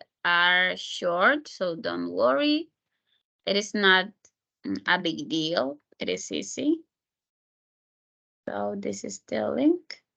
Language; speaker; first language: English; non-native, fluent; Spanish